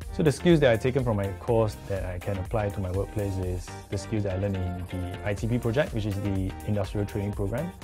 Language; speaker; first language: English; non-native, fluent; Chinese